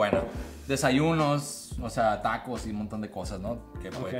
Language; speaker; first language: Spanish; native; Spanish